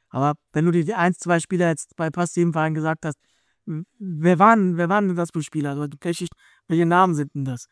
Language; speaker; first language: German; native; German